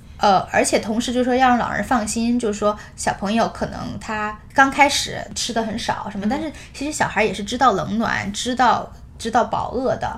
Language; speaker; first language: Chinese; native; Chinese